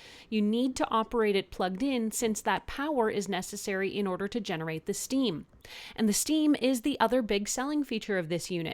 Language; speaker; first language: English; native; English